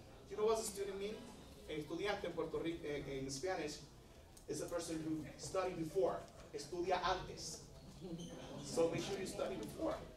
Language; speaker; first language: English; non-native, fluent; Spanish